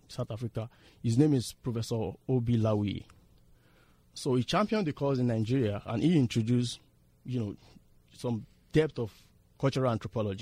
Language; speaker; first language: English; non-native, local second language; Yoruba